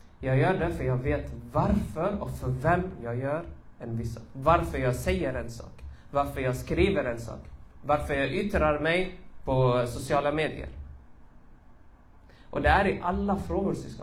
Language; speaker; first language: Swedish; early bilingual, other home language; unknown